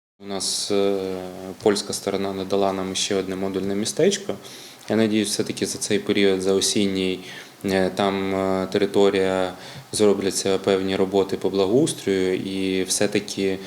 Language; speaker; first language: Ukrainian; native; Ukrainian